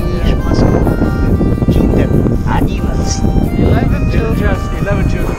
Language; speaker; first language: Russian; non-native, local second language; Kyrgyz